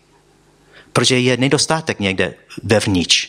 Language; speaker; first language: Czech; non-native, fluent; English